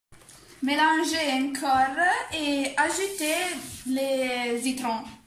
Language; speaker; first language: French; non-native, learner; Italian